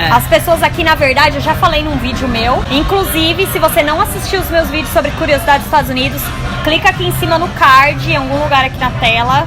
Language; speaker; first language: Portuguese; native; Portuguese